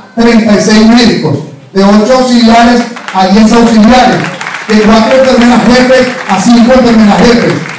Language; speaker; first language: Spanish; native; Spanish